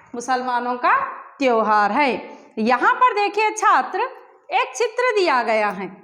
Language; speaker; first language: Hindi; non-native, local second language; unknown